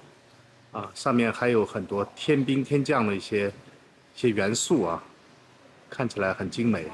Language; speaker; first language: Chinese; native; Chinese